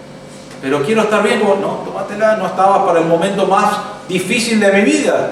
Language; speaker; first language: Spanish; native; Spanish